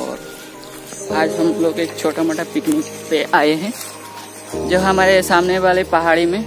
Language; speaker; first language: Hindi; non-native, local second language; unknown